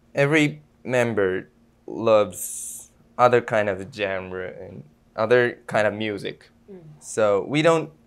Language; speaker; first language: English; non-native, fluent; Japanese